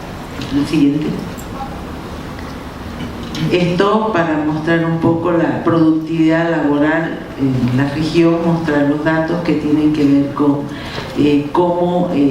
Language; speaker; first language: Spanish; native; Spanish